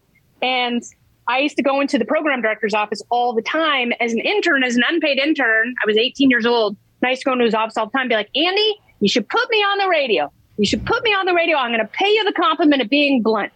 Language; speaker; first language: English; native; English